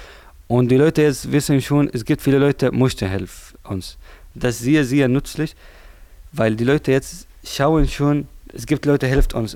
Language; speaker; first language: German; non-native, learner; Arabic